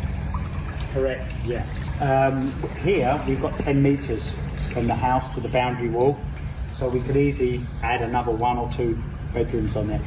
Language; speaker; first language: English; native; English